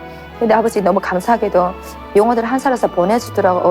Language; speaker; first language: Korean; native; Korean